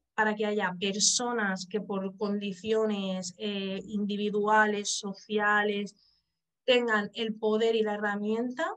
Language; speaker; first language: Spanish; native; Spanish